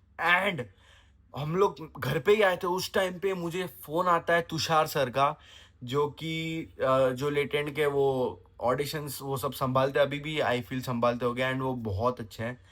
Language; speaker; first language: Hindi; non-native, local second language; Gujarati